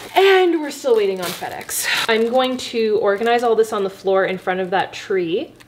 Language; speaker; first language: English; native; English